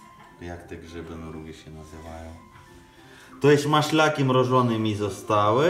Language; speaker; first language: Polish; non-native, fluent; Ukrainian